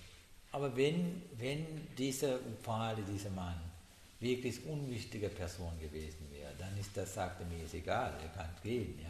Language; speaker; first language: German; non-native, learner; Sinhala